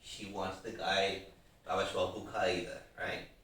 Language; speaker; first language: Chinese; non-native, learner; English